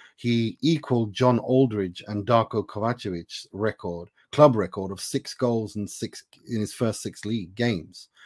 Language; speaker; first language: English; non-native, fluent; Persian